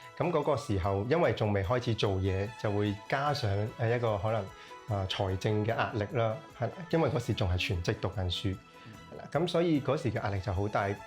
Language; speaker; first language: Cantonese; native; Cantonese